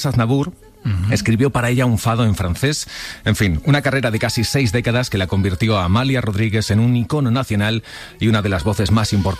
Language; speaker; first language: Spanish; native; Spanish